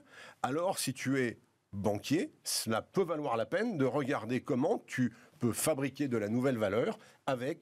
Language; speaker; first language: French; native; French